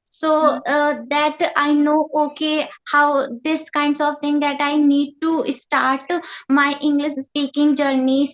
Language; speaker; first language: English; non-native, learner; Hindi